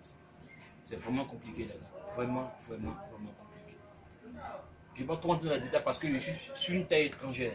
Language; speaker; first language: French; native; French